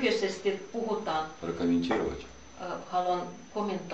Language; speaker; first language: Finnish; non-native, learner; Russian